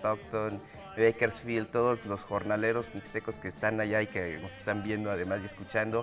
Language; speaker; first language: Spanish; native; Spanish